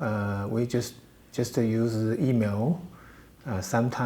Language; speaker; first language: English; non-native, learner; Chinese